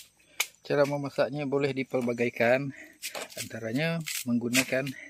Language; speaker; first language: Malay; non-native, local second language; Iban